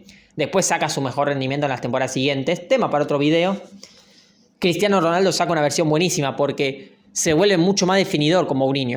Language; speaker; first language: Spanish; native; Spanish